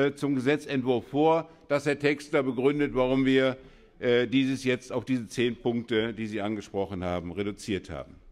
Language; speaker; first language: German; native; German